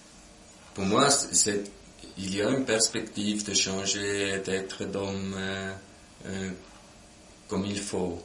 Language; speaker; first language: French; non-native, local second language; German